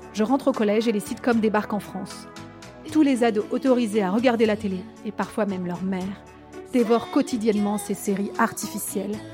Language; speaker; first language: French; native; French